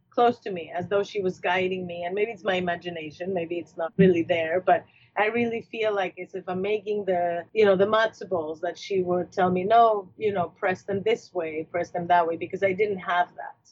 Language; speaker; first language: English; non-native, fluent; Spanish